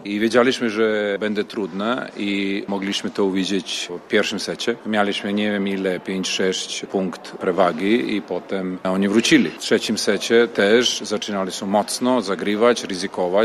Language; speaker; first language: Polish; non-native, fluent; Serbian